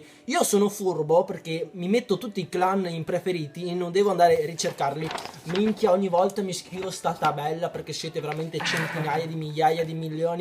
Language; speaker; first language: Italian; early bilingual, other home language; Chinese